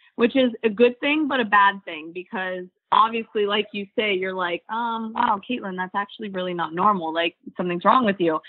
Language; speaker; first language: English; native; English